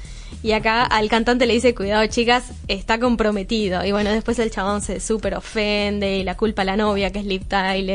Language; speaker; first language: Spanish; native; Spanish